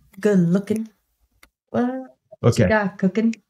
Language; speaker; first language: English; native; English